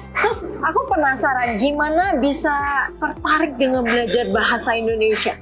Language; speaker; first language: Indonesian; native; Indonesian